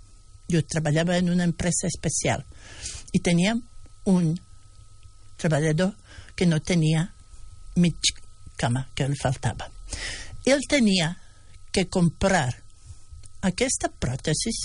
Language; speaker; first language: Catalan; non-native, fluent; Bosnian